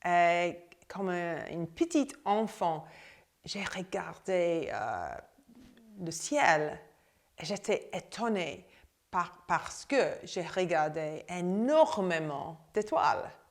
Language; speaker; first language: French; non-native, fluent; English